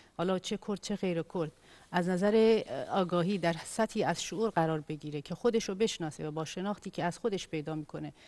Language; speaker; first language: Persian; non-native, local second language; Kurdish